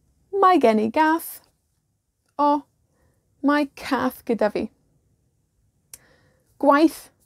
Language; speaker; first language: Welsh; non-native, fluent; Spanish